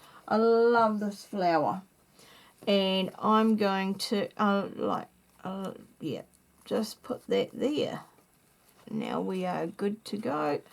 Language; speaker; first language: English; native; English